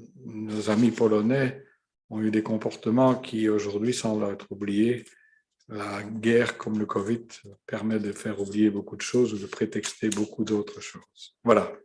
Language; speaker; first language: French; native; French